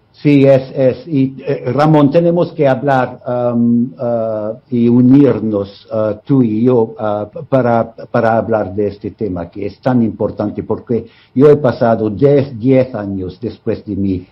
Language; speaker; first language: Spanish; non-native, fluent; English